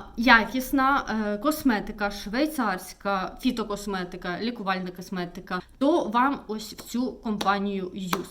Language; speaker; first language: Ukrainian; non-native, local second language; Russian